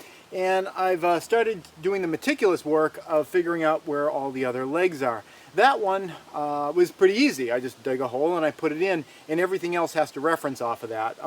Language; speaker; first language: English; native; English